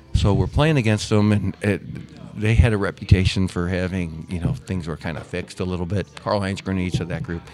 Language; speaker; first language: English; native; English